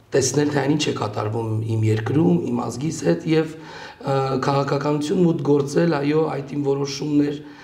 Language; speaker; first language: Armenian; native; Armenian